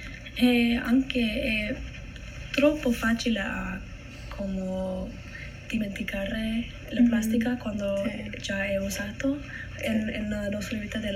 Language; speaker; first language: Italian; non-native, learner; English